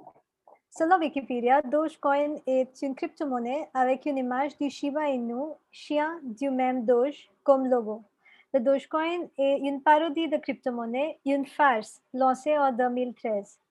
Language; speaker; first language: French; non-native, fluent; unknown